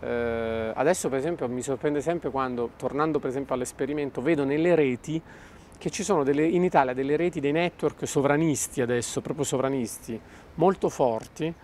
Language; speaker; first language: Italian; native; Italian